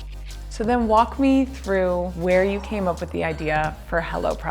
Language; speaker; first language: English; native; English